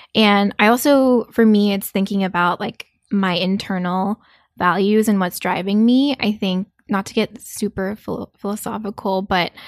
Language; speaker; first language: English; early bilingual, other home language; Korean